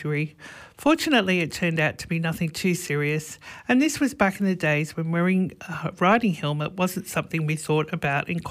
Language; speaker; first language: English; native; English